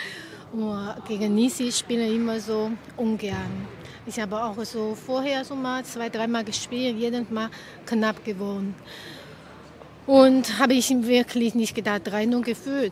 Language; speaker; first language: German; non-native, fluent; Chinese